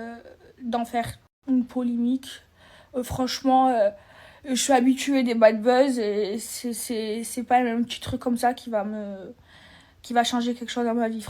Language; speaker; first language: French; native; French